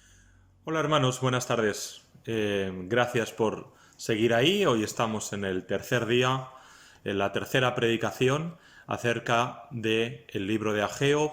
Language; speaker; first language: Spanish; native; Spanish